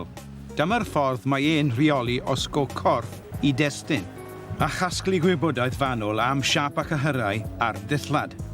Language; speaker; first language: Welsh; native; Welsh